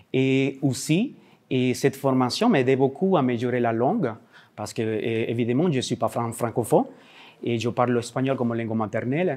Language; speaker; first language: French; non-native, learner; Spanish